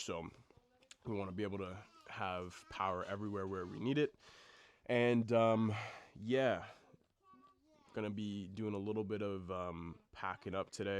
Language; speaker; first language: English; native; English